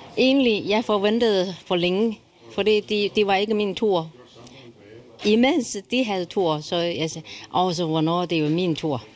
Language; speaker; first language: Danish; non-native, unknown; Chinese